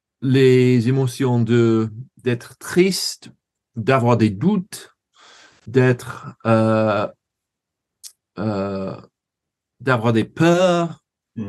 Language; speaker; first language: French; non-native, fluent; English